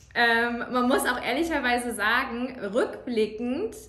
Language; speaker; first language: German; native; German